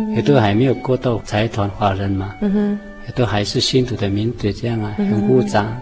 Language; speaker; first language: Chinese; non-native, local second language; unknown